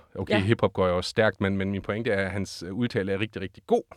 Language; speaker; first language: Danish; non-native, fluent; German